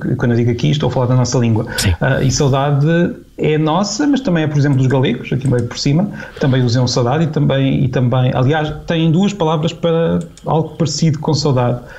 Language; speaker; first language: Portuguese; native; Portuguese